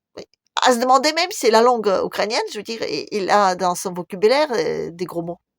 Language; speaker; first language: French; non-native, fluent; Russian